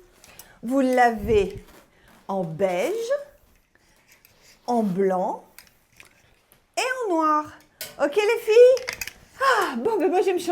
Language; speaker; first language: French; native; French